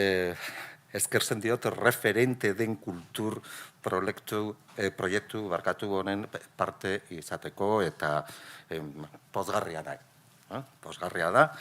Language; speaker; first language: Basque; non-native, local second language; Spanish